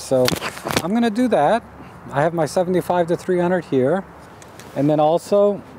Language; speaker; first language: English; native; English